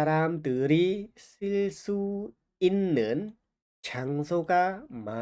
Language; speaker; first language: Korean; non-native, fluent; Khmer